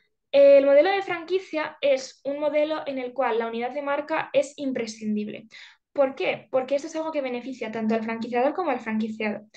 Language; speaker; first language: Spanish; native; Spanish